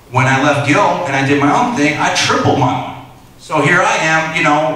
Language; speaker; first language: English; native; English